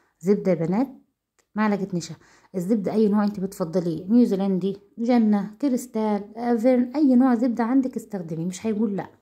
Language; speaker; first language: Arabic; native; Arabic